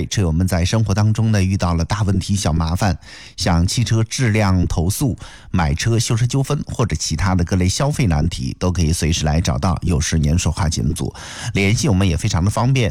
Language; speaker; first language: Chinese; native; Chinese